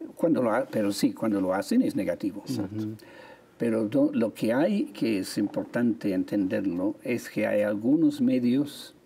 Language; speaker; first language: Spanish; non-native, fluent; English